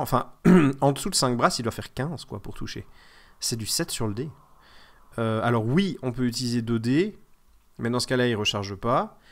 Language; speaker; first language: French; native; French